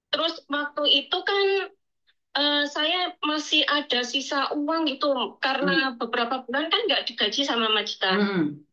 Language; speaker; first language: Indonesian; native; Indonesian